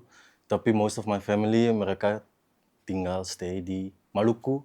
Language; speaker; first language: Indonesian; early bilingual, heritage; Dutch